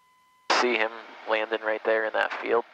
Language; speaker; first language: English; native; English